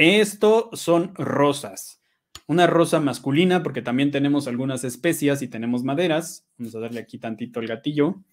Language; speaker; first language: Spanish; native; Spanish